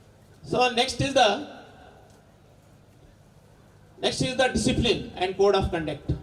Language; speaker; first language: English; non-native, local second language; Telugu